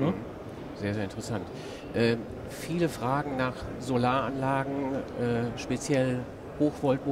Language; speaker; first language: German; native; German